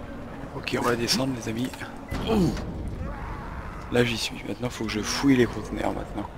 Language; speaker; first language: French; native; French